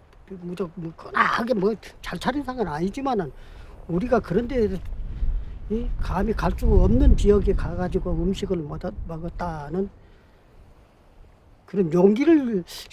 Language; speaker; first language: Korean; native; Korean